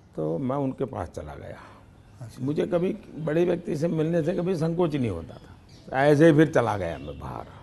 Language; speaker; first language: Hindi; non-native, local second language; Gujarati